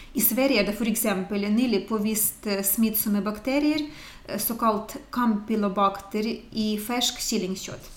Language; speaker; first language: Norwegian; non-native, fluent; Ukrainian